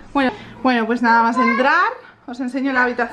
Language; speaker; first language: Spanish; native; Spanish